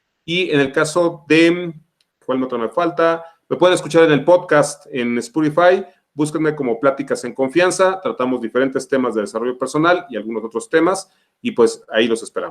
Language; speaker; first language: Spanish; native; Spanish